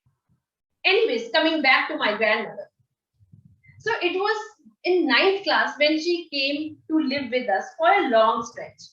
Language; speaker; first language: English; non-native, local second language; Hindi